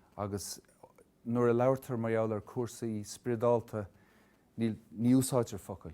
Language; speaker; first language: Irish; native; Irish